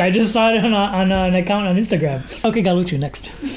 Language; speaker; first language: English; native; English